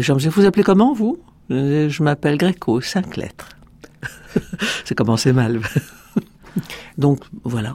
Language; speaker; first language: French; native; French